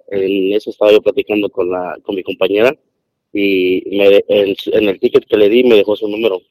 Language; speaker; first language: Spanish; native; Spanish